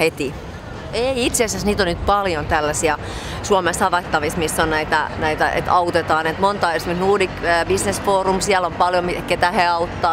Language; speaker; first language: Finnish; native; Finnish